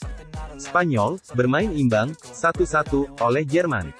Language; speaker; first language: Indonesian; native; Indonesian